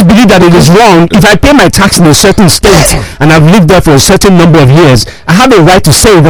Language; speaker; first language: English; non-native, local second language; Igbo